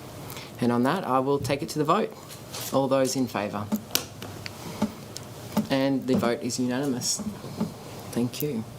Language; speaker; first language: English; native; English